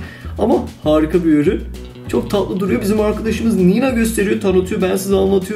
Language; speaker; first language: Turkish; non-native, fluent; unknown